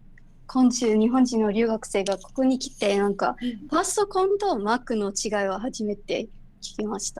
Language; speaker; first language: Japanese; non-native, learner; English